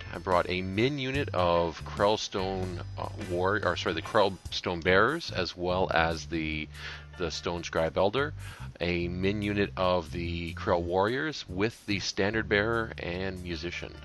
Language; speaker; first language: English; native; English